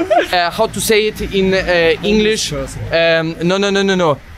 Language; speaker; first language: English; non-native, fluent; German